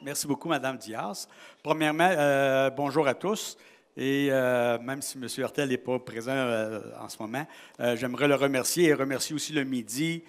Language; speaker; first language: French; native; French